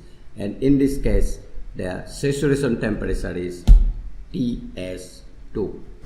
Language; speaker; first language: English; non-native, local second language; Assamese